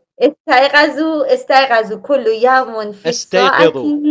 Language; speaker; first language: Arabic; non-native, learner; Persian